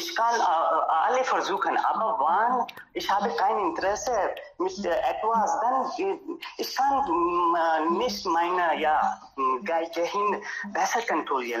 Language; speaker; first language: German; non-native, learner; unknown